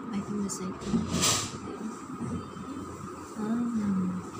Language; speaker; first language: English; non-native, learner; Filipino